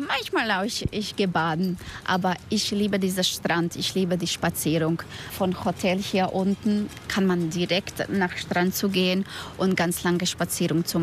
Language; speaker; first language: German; non-native, learner; Croatian